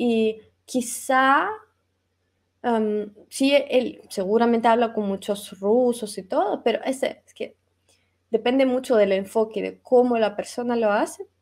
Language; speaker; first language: Spanish; non-native, fluent; Russian